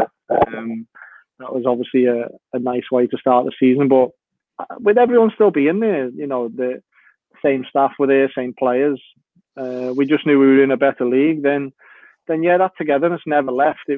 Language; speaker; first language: English; native; English